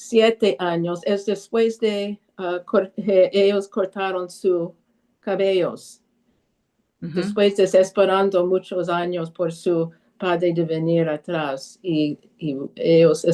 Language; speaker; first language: Spanish; early bilingual, heritage; Spanish